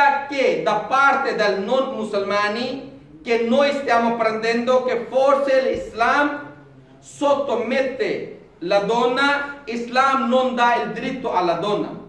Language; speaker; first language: Italian; non-native, fluent; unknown